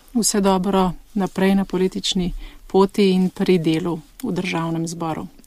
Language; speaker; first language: Slovenian; native; Slovenian